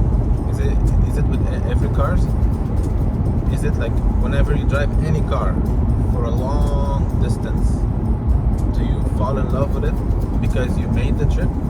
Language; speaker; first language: English; non-native, fluent; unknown